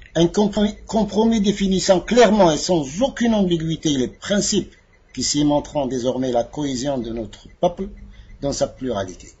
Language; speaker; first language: French; non-native, local second language; Arabic